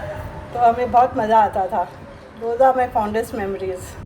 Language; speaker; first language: Hindi; native; Hindi